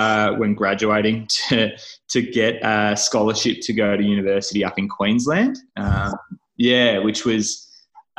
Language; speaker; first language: English; native; English